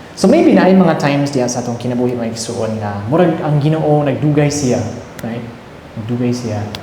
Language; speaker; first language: Cebuano; early bilingual, heritage; Cebuano